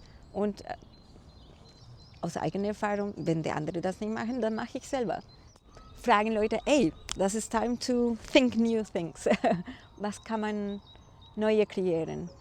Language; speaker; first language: German; non-native, fluent; Spanish